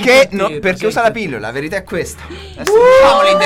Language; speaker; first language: Italian; native; Italian